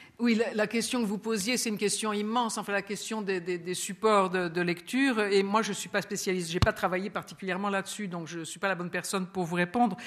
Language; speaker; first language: French; native; French